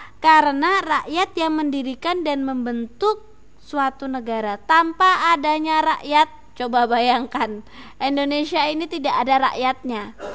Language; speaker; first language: Indonesian; native; Indonesian